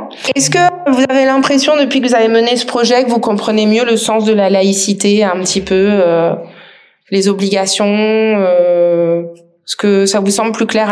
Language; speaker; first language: French; native; French